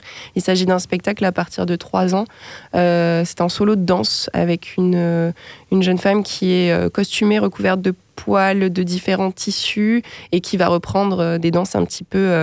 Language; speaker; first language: French; native; French